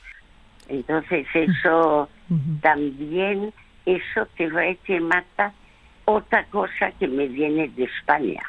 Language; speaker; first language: Spanish; early bilingual, other home language; French